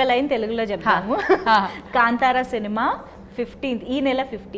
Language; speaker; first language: Telugu; native; Telugu